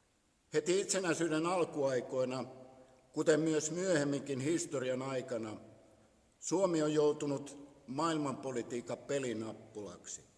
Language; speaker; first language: Finnish; native; Finnish